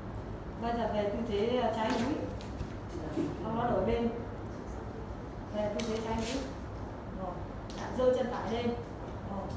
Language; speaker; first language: Vietnamese; native; Vietnamese